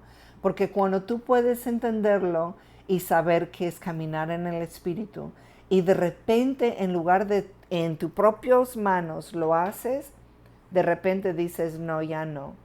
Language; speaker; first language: Spanish; non-native, fluent; English